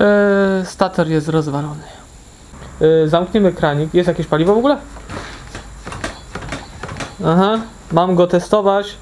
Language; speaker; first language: Polish; native; Polish